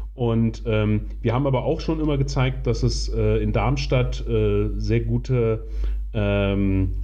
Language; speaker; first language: German; native; German